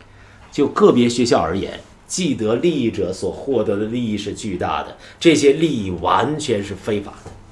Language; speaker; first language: Chinese; native; Chinese